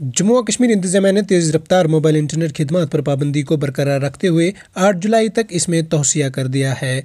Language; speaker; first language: Urdu; non-native, local second language; Kashmiri